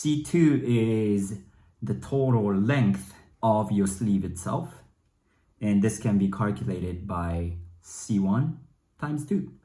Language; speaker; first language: English; non-native, fluent; Japanese